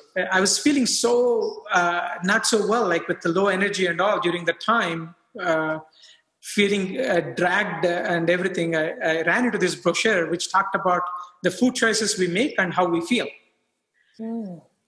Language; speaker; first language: English; non-native, local second language; Telugu